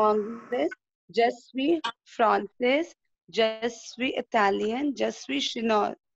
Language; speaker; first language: French; non-native, learner; Hindi